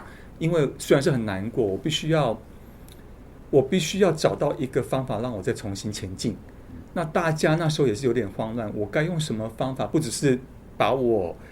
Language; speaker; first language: Chinese; native; Chinese